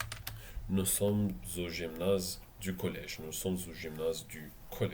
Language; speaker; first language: French; non-native, fluent; Arabic